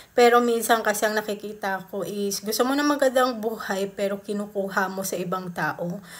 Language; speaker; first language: Filipino; native; Filipino